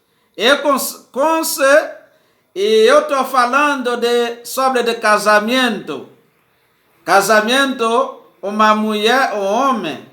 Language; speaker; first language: Portuguese; non-native, learner; Haitian Creole